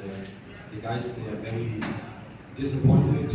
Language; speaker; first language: English; non-native, fluent; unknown